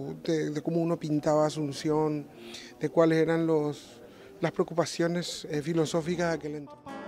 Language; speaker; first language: Spanish; native; Spanish